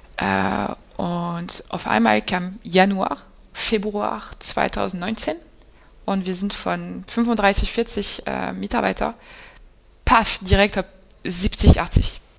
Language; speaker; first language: German; non-native, fluent; French